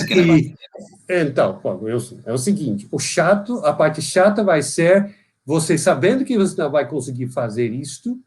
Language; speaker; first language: Portuguese; non-native, fluent; Dutch